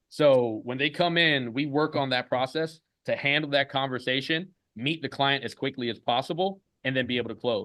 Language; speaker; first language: English; native; English